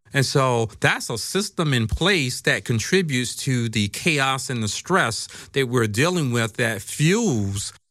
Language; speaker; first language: English; native; English